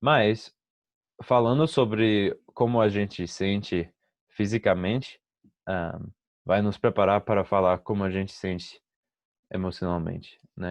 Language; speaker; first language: Portuguese; non-native, fluent; English